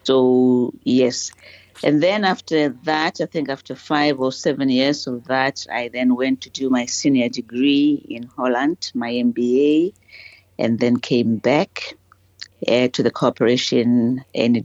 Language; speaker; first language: English; non-native, local second language; Southern Sotho